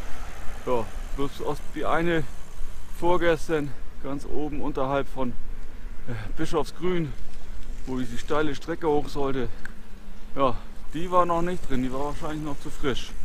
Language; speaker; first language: German; native; German